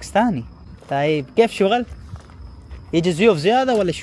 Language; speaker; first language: Arabic; non-native, learner; Urdu